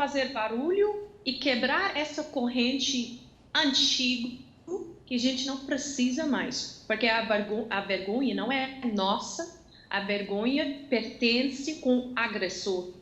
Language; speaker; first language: Portuguese; non-native, fluent; Dutch